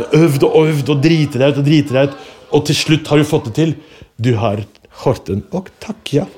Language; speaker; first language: Norwegian; native; Norwegian